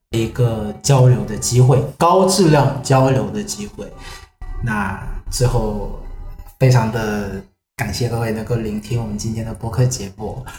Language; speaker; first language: Chinese; non-native, fluent; Vietnamese